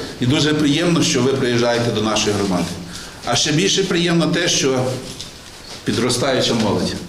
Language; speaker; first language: Ukrainian; native; Ukrainian